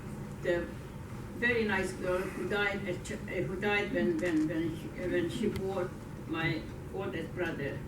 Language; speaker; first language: English; non-native, fluent; Hungarian